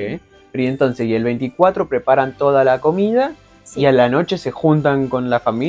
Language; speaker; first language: Spanish; native; Spanish